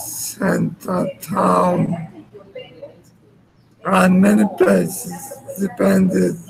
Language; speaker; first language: English; non-native, learner; Spanish